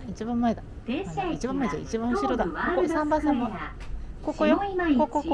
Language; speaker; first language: Japanese; native; Japanese